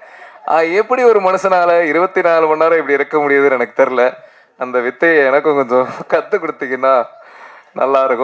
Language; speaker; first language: Tamil; native; Tamil